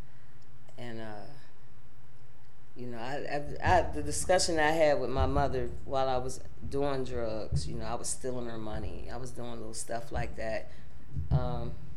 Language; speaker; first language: English; native; English